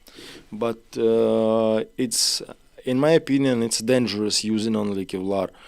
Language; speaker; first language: English; non-native, learner; Ukrainian